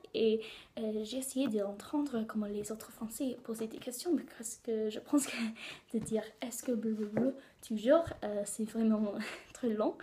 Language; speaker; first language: French; non-native, learner; English